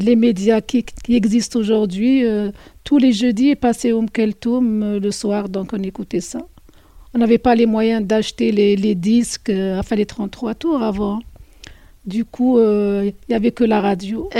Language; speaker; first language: French; non-native, local second language; Arabic